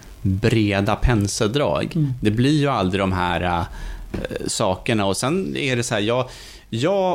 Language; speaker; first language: Swedish; native; Swedish